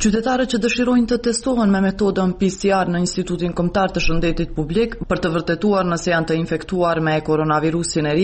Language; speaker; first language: Albanian; native; Albanian